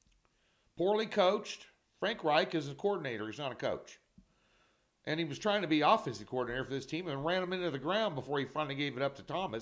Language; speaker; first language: English; native; English